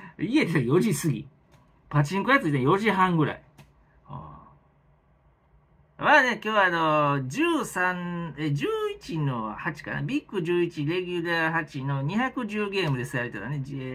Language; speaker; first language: Japanese; native; Japanese